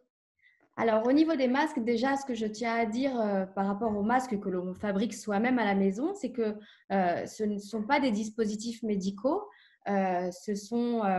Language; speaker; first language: French; native; French